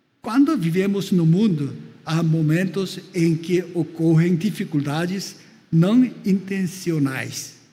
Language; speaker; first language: Portuguese; non-native, fluent; Korean